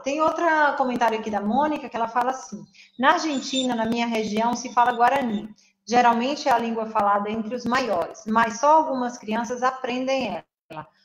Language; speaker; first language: Portuguese; native; Portuguese